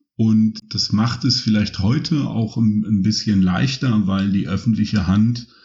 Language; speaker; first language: German; native; German